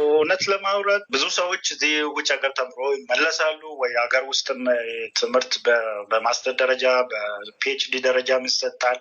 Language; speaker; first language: Amharic; non-native, local second language; Oromo